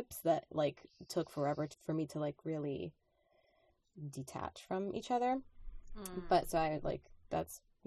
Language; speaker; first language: English; non-native, fluent; Spanish